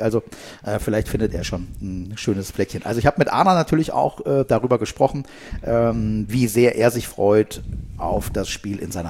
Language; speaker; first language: German; native; German